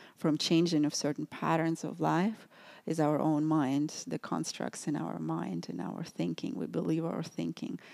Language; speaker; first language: English; non-native, fluent; Russian